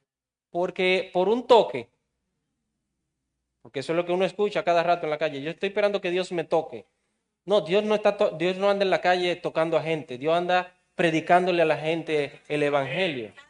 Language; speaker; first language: Spanish; native; Spanish